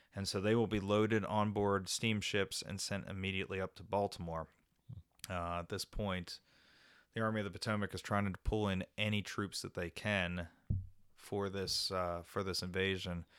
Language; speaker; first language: English; native; English